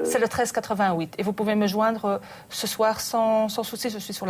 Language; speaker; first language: French; native; French